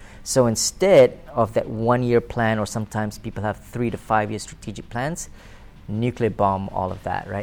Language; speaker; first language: English; non-native, local second language; Malay